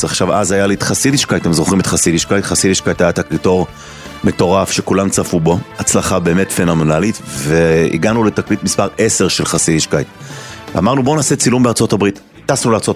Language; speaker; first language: Hebrew; native; Hebrew